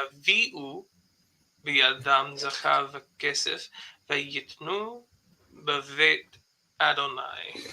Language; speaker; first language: Hebrew; non-native, fluent; English